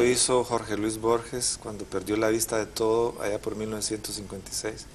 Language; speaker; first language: Spanish; native; Spanish